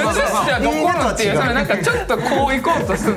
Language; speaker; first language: Japanese; native; Japanese